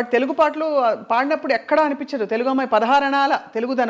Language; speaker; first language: Telugu; native; Telugu